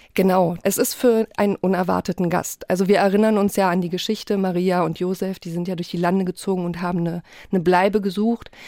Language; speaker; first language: German; early bilingual, other home language; Polish